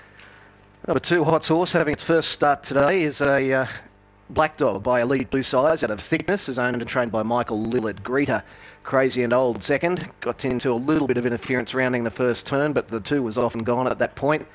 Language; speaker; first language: English; native; English